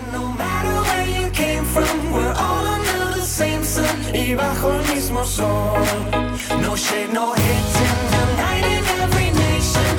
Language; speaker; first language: Spanish; non-native, learner; Chinese